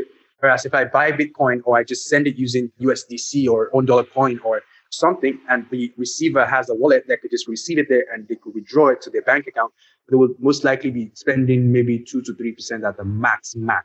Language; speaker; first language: English; non-native, local second language; Yoruba